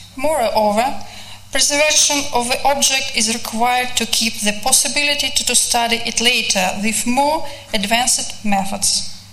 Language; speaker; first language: English; non-native, fluent; Russian